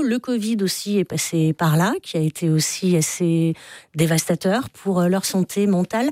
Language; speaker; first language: French; native; French